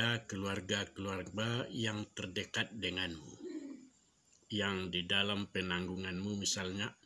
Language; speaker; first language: Indonesian; non-native, local second language; Minangkabau